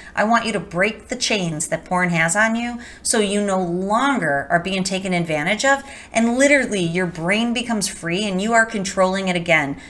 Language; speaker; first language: English; native; English